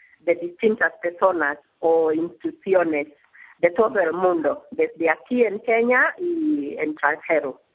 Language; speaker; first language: Spanish; non-native, learner; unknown